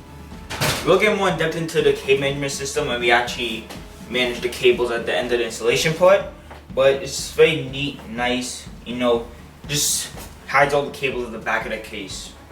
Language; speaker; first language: English; native; English